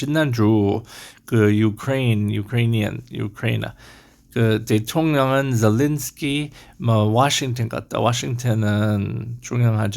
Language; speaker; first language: Korean; non-native, learner; English